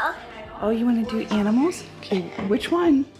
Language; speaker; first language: English; native; English